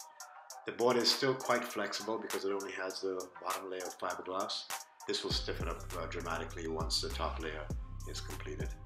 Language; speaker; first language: English; native; English